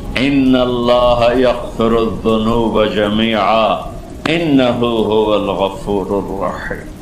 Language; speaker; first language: Urdu; non-native, local second language; Punjabi